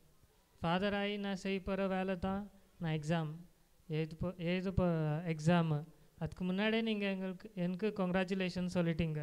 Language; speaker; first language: Tamil; non-native, fluent; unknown